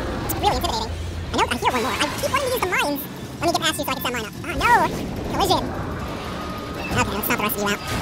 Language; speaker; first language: English; native; English